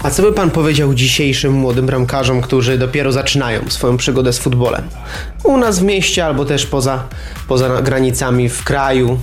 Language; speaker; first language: Polish; native; Polish